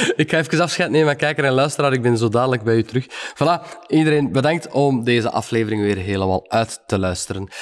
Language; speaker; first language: Dutch; native; Dutch